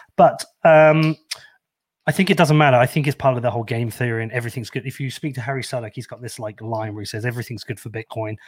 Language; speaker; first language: English; native; English